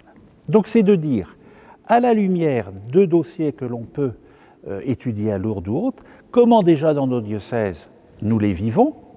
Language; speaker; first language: French; native; French